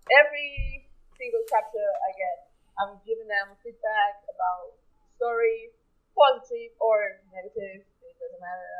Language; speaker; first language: English; non-native, fluent; Portuguese